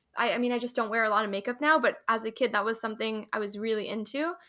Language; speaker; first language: English; early bilingual, other home language; Hindi